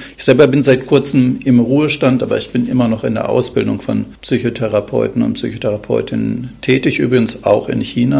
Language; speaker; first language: German; native; German